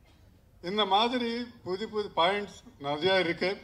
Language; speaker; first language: Tamil; non-native, learner; Telugu